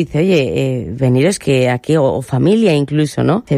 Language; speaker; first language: Spanish; native; Spanish